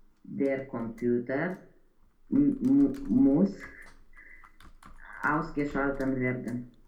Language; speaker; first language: German; non-native, learner; Romanian